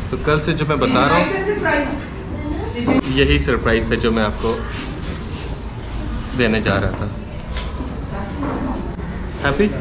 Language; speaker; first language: Hindi; native; Hindi